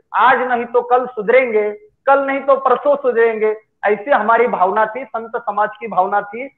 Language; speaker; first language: Hindi; non-native, local second language; Marathi